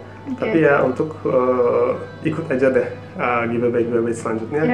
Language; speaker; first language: Indonesian; non-native, fluent; Turkish